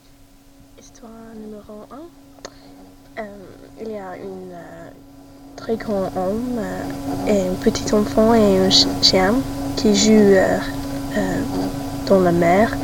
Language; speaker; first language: French; non-native, learner; English